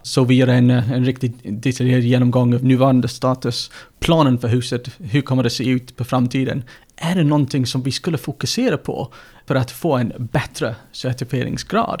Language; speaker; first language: Swedish; non-native, fluent; English